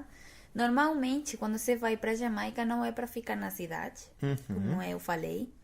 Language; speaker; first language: Portuguese; non-native, fluent; Spanish